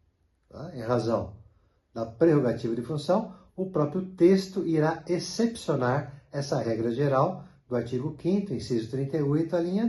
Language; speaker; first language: Portuguese; native; Portuguese